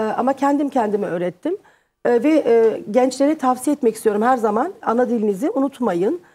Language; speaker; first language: Turkish; early bilingual, heritage; Turkish